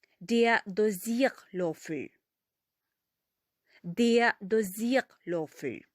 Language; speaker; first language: German; non-native, fluent; Ukrainian